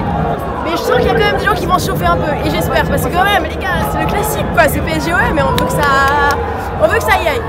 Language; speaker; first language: French; native; French